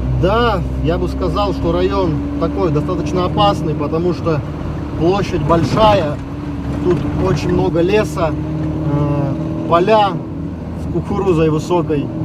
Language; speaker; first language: Russian; native; Russian